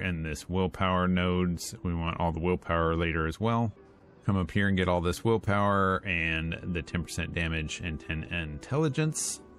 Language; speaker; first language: English; native; English